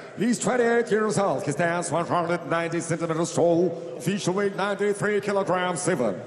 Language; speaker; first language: English; non-native, fluent; Russian